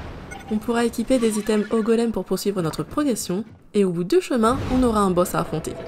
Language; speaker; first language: French; native; French